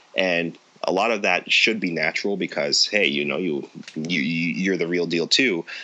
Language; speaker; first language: English; native; English